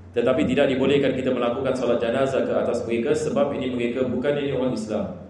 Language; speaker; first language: Malay; non-native, fluent; Arabic